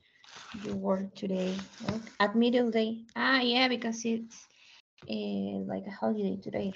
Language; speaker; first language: English; non-native, learner; Spanish